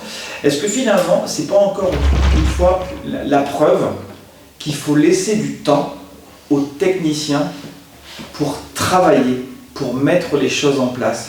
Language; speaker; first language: French; native; French